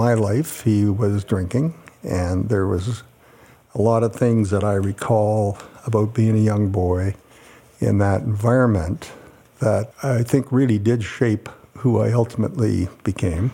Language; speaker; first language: English; native; English